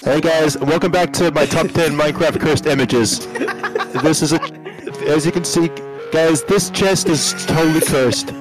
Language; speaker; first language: English; native; English